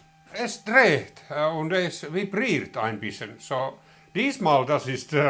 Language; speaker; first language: German; non-native, learner; Finnish